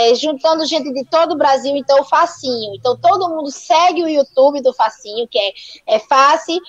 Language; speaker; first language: Portuguese; native; Portuguese